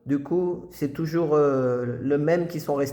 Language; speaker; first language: French; native; French